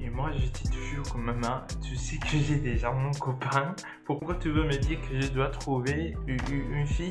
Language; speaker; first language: French; non-native, learner; Spanish